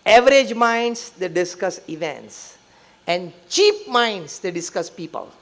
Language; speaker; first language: English; non-native, local second language; Gujarati